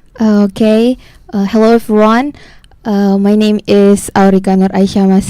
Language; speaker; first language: English; non-native, learner; Indonesian